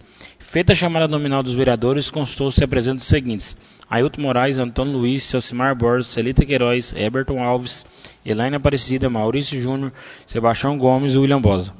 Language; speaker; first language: Portuguese; native; Portuguese